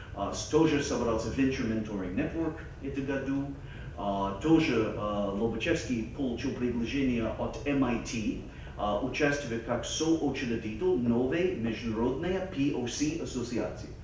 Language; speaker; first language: Russian; non-native, fluent; English